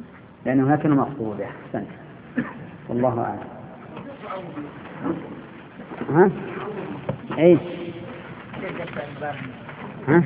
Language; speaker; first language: Arabic; native; Arabic